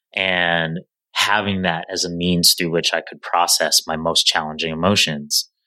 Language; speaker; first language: English; native; English